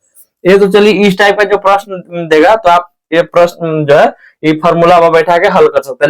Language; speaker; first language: Hindi; native; Hindi